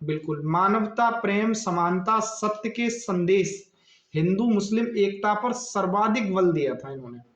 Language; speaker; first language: Hindi; native; Hindi